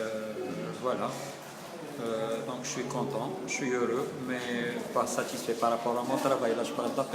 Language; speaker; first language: French; non-native, local second language; Arabic